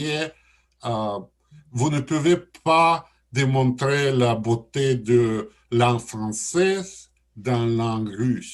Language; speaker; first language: French; non-native, learner; Russian